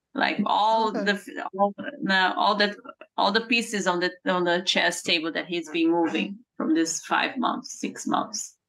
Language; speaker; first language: English; non-native, fluent; Portuguese